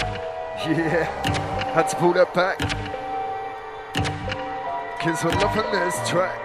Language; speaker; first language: English; native; English